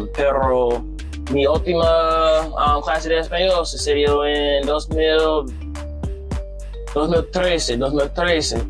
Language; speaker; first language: Spanish; non-native, learner; English